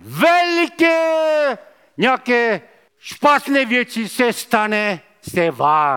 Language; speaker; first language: Czech; non-native, learner; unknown